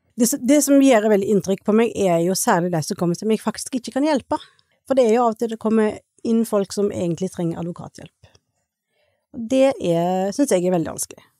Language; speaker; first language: Norwegian; native; Norwegian